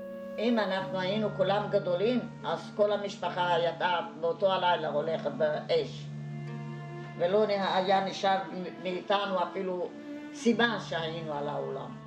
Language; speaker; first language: Hebrew; non-native, fluent; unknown